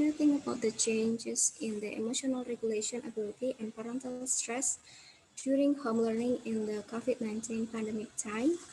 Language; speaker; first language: English; non-native, learner; Indonesian